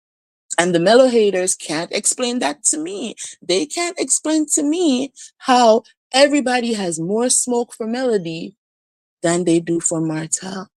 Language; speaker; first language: English; native; English